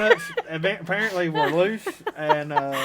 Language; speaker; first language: English; native; English